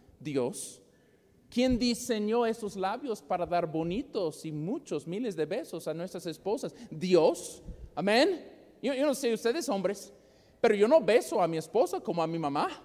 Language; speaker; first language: Spanish; non-native, fluent; English